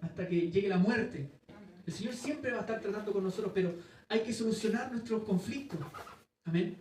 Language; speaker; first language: Spanish; native; Spanish